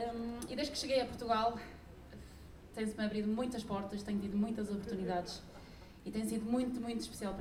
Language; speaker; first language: Portuguese; early bilingual, heritage; Spanish